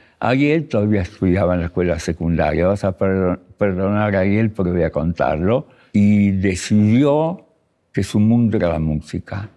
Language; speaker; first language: Spanish; early bilingual, other home language; Russian